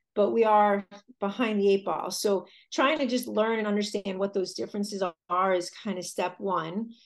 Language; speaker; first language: English; native; English